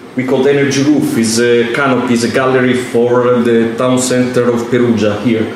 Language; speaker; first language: English; non-native, fluent; Italian